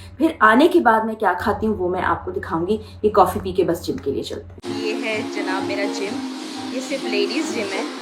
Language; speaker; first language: Urdu; native; Urdu